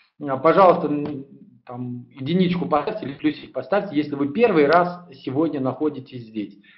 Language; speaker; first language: Russian; native; Russian